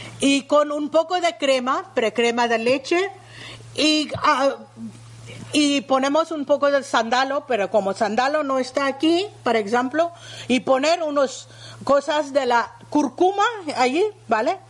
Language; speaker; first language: Spanish; non-native, learner; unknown